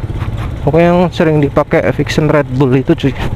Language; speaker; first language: Indonesian; native; Indonesian